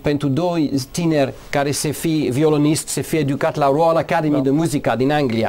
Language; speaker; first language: Romanian; non-native, learner; English